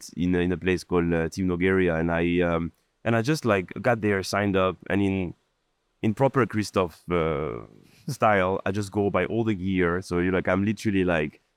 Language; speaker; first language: English; non-native, fluent; Arabic